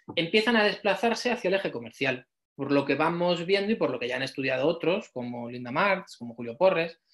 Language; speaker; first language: Spanish; native; Spanish